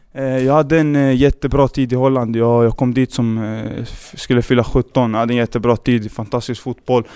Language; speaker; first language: Swedish; early bilingual, other home language; Serbian